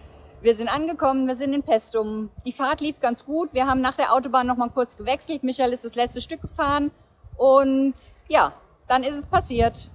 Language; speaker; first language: German; native; German